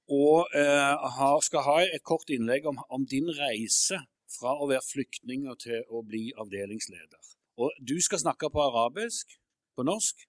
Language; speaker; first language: Norwegian; native; Norwegian